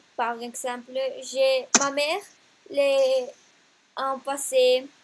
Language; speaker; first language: French; non-native, learner; Spanish